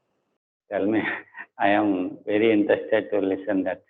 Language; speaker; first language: English; non-native, local second language; Telugu